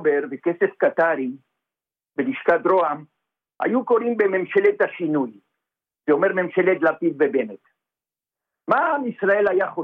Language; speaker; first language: Hebrew; non-native, fluent; Spanish